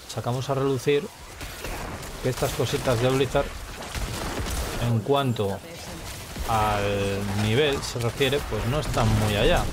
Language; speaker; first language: Spanish; native; Spanish